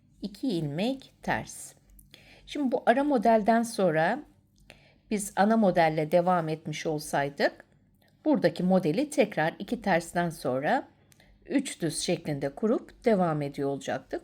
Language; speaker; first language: Turkish; native; Turkish